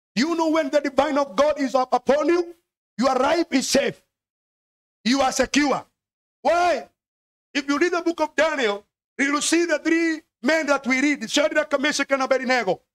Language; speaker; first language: English; non-native, local second language; Swahili